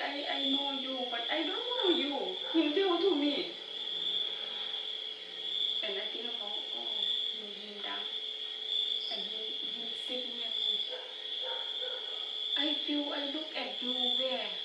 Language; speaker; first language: English; non-native, learner; Thai